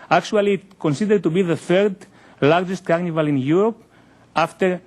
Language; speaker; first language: English; non-native, fluent; Greek